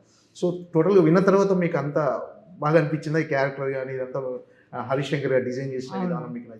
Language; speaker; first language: Telugu; native; Telugu